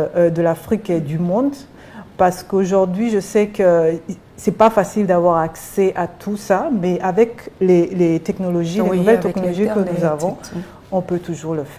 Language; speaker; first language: French; non-native, local second language; Kinyarwanda